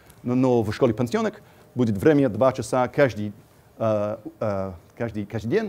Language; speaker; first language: Russian; non-native, fluent; English